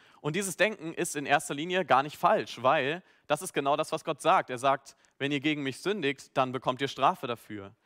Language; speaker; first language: German; native; German